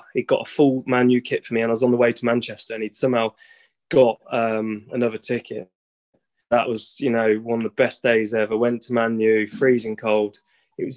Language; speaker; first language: English; native; English